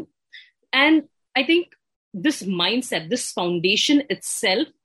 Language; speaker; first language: English; non-native, local second language; Hindi